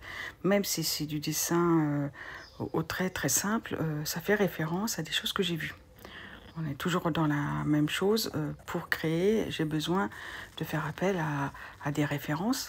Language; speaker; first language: French; native; French